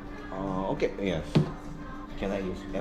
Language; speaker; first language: English; non-native, learner; Korean